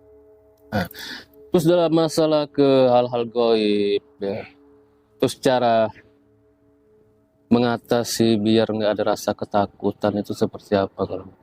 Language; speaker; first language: Indonesian; native; Indonesian